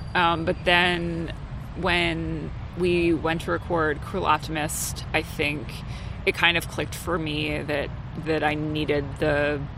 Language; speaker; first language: English; native; English